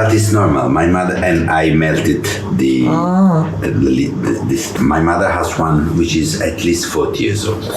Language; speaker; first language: English; non-native, fluent; Italian